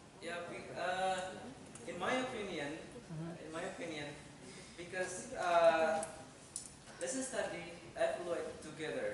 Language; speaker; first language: English; non-native, fluent; Indonesian